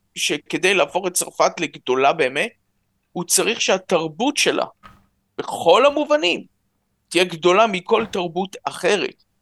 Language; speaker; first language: Hebrew; early bilingual, other home language; Russian